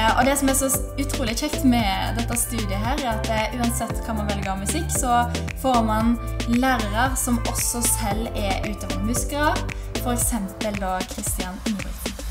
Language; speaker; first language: Norwegian; native; Norwegian